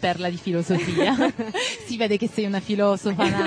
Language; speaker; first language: Italian; native; Italian